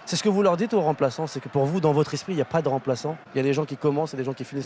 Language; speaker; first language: French; native; French